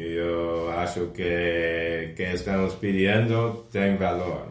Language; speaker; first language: Portuguese; non-native, fluent; English